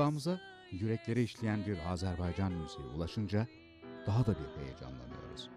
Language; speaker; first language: Turkish; native; Turkish